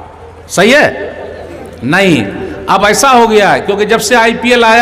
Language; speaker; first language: Hindi; native; Hindi